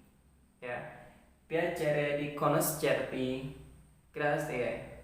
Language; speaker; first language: Italian; non-native, learner; Indonesian